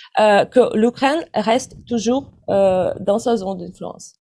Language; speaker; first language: French; non-native, fluent; Ukrainian